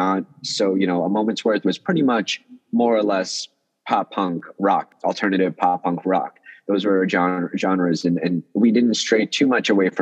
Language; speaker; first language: English; early bilingual, other home language; Russian